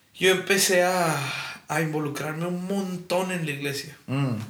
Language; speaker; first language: Spanish; native; Spanish